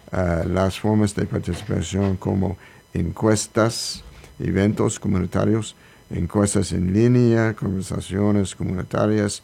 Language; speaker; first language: Spanish; non-native, learner; English